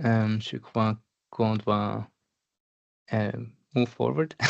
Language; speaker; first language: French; non-native, learner; German